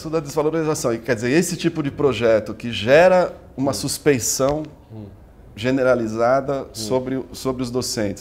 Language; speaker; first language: Portuguese; native; Portuguese